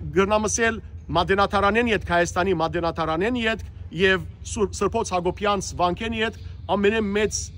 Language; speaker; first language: Armenian; native; Armenian